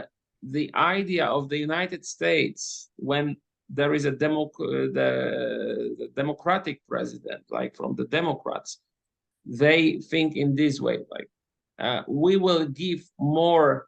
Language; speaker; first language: English; non-native, fluent; Polish